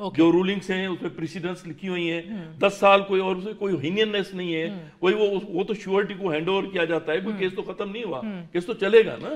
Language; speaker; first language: Urdu; non-native, local second language; Sindhi